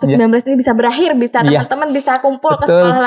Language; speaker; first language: Indonesian; native; Indonesian